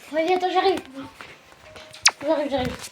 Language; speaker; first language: French; native; French